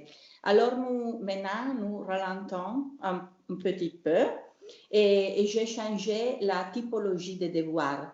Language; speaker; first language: French; non-native, learner; Italian